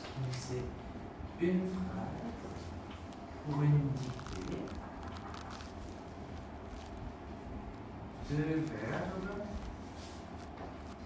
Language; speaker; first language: French; non-native, fluent; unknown